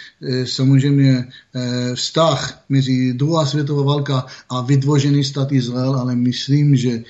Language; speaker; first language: Czech; non-native, fluent; Hebrew